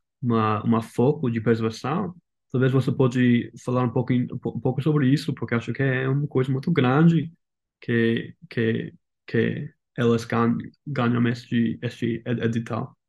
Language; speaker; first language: Portuguese; non-native, learner; English